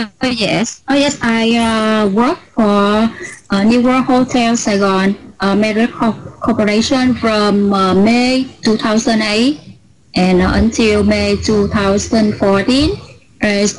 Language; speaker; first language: English; non-native, learner; Vietnamese